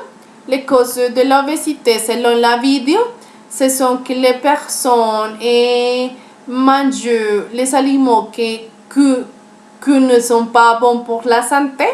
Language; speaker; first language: French; non-native, learner; Spanish